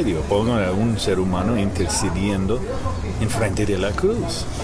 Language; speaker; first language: Spanish; non-native, learner; English